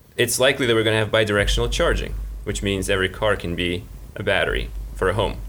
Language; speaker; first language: English; early bilingual, other home language; Russian